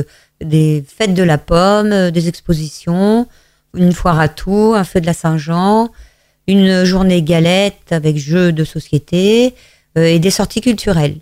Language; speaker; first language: French; native; French